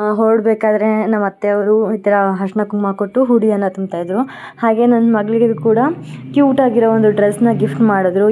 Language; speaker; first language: Kannada; non-native, local second language; Konkani